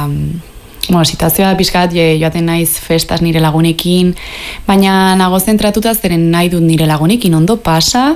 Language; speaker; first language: Basque; non-native, local second language; Spanish